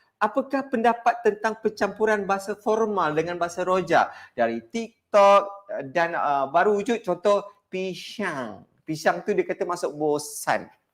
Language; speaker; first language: Malay; native; Malay